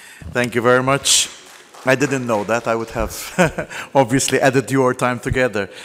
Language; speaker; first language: English; non-native, local second language; Maltese